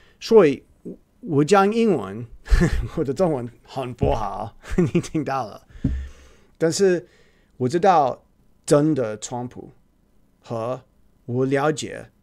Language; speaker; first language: Chinese; non-native, learner; English